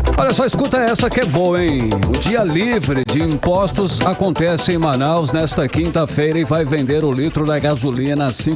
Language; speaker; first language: Portuguese; native; Portuguese